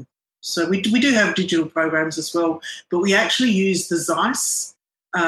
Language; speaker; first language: English; non-native, local second language; Arabic